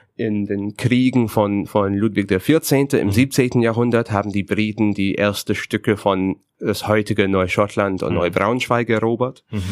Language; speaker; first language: German; non-native, fluent; English